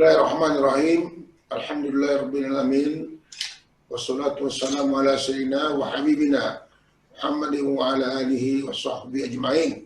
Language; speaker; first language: Arabic; non-native, fluent; Indonesian